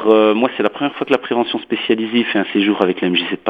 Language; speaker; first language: French; native; French